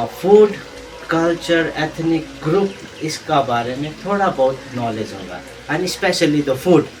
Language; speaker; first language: Hindi; non-native, local second language; Nepali